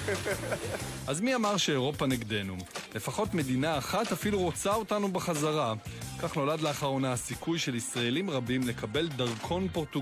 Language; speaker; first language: Hebrew; native; Hebrew